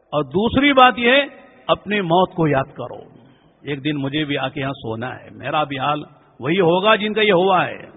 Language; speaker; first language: Urdu; native; Urdu